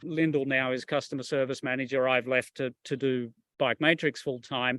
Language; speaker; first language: English; native; English